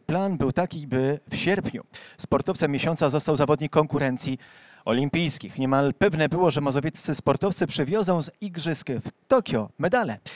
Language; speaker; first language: Polish; native; Polish